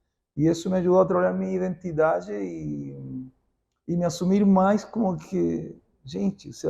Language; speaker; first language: Portuguese; non-native, fluent; Spanish